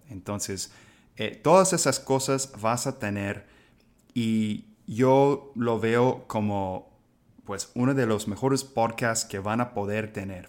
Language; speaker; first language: Spanish; non-native, fluent; English